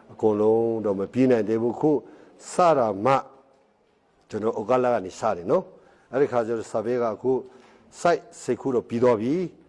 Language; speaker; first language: Burmese; non-native, local second language; Hakha Chin